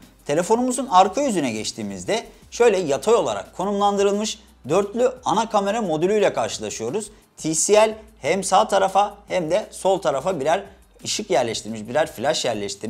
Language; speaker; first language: Turkish; native; Turkish